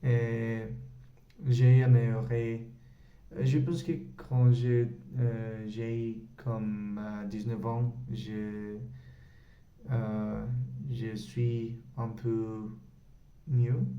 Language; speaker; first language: French; non-native, learner; Spanish